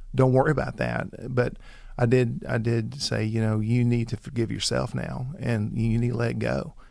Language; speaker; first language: English; native; English